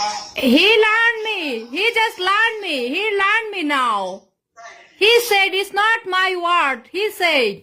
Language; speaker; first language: English; non-native, learner; Bangla